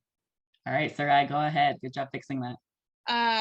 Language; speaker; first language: English; native; English